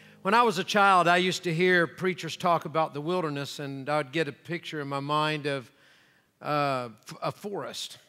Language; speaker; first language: English; native; English